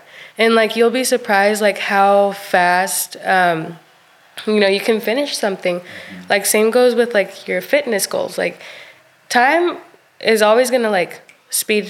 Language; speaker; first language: English; native; English